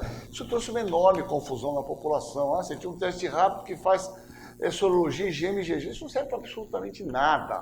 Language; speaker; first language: Portuguese; native; Portuguese